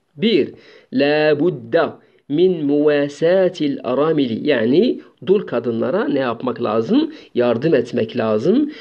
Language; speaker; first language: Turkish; non-native, fluent; Arabic